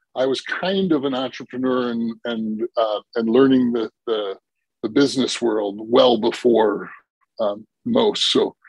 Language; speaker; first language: English; native; English